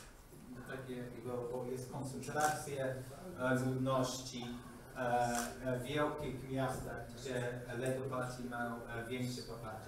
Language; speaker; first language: Polish; non-native, learner; English